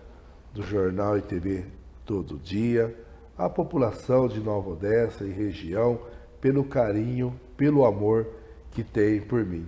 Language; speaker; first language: Portuguese; native; Portuguese